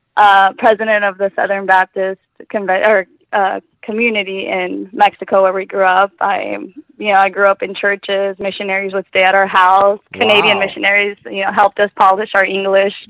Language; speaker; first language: English; early bilingual, other home language; Spanish